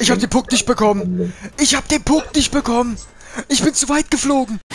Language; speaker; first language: German; native; German